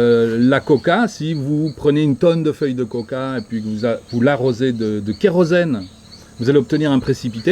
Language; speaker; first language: French; native; French